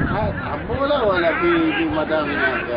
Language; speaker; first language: Arabic; non-native, learner; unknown